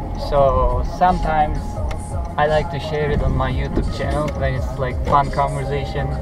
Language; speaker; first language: English; non-native, fluent; Turkish